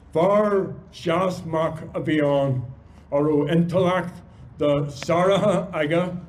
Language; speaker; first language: Irish; non-native, local second language; English